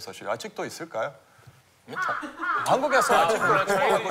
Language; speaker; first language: Korean; non-native, fluent; Portuguese